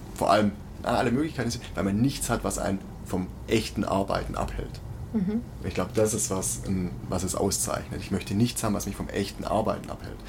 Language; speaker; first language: German; native; German